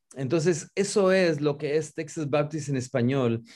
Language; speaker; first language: Spanish; native; Spanish